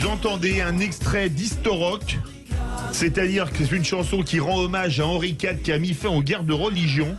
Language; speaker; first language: French; native; French